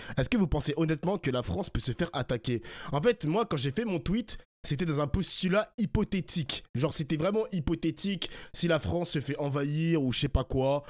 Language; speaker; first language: French; early bilingual, other home language; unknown